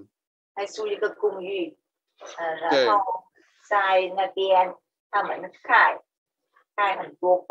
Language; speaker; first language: Chinese; non-native, learner; Vietnamese